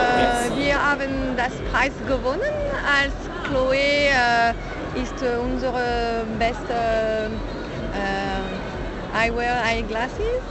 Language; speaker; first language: German; non-native, learner; French